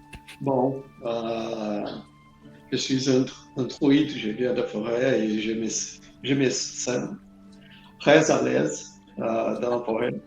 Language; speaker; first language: French; non-native, learner; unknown